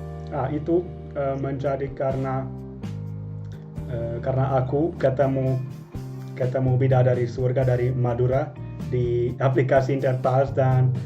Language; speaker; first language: Indonesian; non-native, fluent; Hungarian